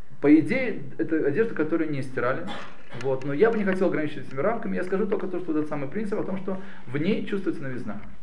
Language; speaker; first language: Russian; early bilingual, heritage; Russian